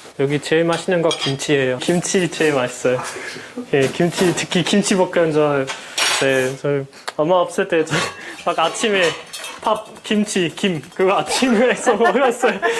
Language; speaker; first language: Korean; non-native, fluent; German